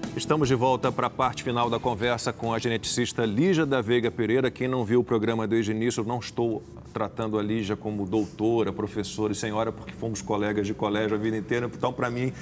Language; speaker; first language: Portuguese; native; Portuguese